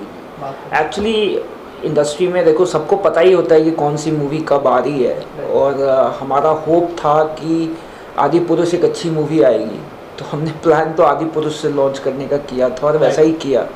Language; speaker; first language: Hindi; native; Hindi